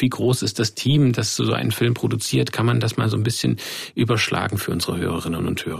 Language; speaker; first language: German; native; German